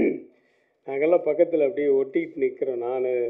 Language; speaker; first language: Tamil; native; Tamil